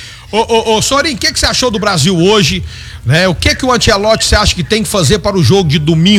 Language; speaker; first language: Portuguese; native; Portuguese